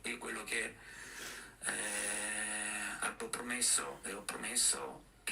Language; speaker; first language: Italian; native; Italian